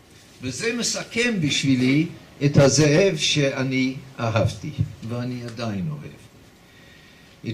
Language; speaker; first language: Hebrew; non-native, fluent; English